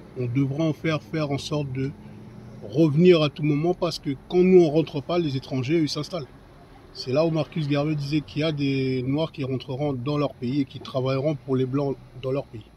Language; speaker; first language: French; non-native, local second language; Lingala